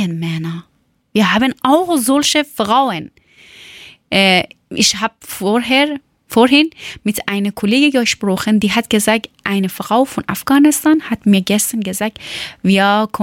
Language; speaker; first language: German; non-native, learner; Persian